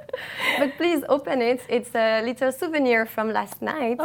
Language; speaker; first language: English; non-native, fluent; French